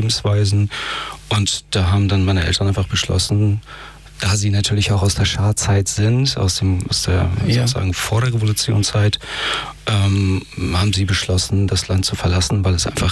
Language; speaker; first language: German; early bilingual, other home language; Persian